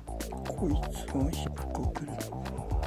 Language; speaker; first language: Japanese; native; Japanese